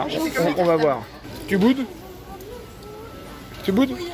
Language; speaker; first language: French; native; French